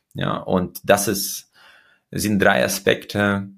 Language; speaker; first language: German; early bilingual, other home language; Russian